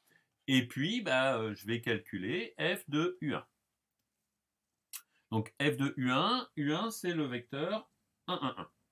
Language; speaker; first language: French; native; French